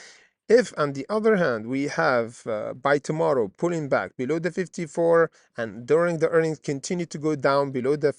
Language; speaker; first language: English; non-native, fluent; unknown